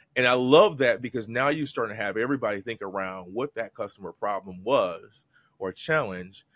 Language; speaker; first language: English; native; English